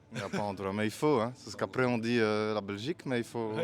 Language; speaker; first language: French; native; French